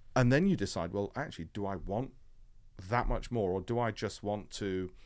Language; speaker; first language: English; native; English